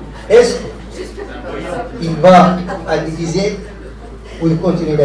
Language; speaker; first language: French; non-native, learner; Arabic